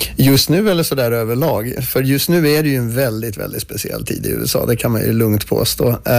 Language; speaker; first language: Swedish; early bilingual, other home language; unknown